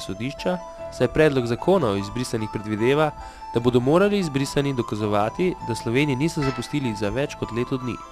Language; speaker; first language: Slovenian; native; Slovenian